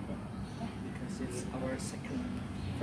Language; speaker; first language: English; non-native, learner; Indonesian